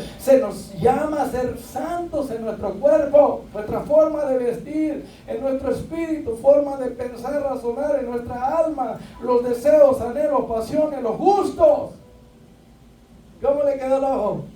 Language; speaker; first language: Spanish; native; Spanish